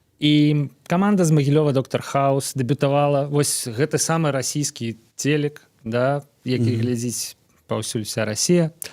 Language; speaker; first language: Belarusian; native; Belarusian